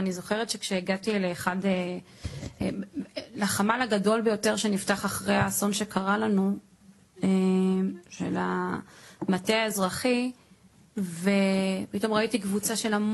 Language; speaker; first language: Hebrew; native; Hebrew